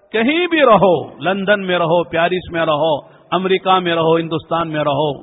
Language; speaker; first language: Urdu; native; Urdu